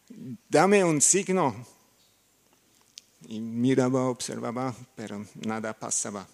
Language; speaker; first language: Spanish; non-native, learner; German